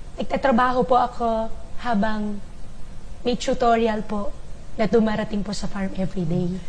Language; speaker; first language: Filipino; non-native, local second language; Chinese